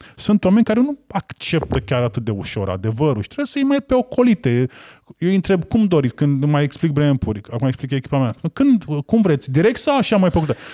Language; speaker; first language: Romanian; native; Romanian